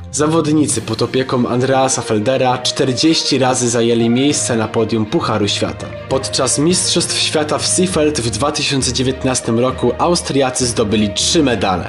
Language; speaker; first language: Polish; native; Polish